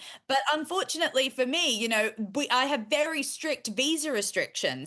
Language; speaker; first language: English; native; English